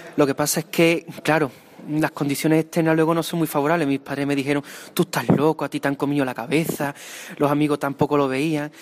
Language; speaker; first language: Spanish; native; Spanish